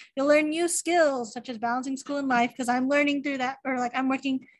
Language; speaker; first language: English; native; English